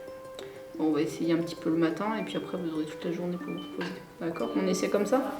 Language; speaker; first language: French; native; French